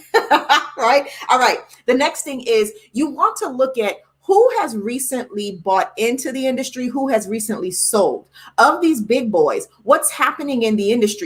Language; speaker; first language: English; native; English